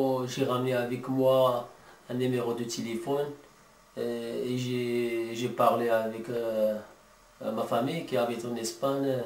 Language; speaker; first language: French; non-native, learner; Arabic